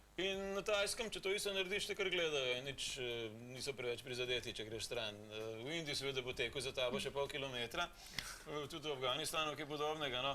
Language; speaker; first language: Slovenian; native; Slovenian